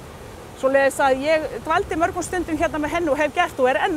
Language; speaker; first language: Icelandic; native; Icelandic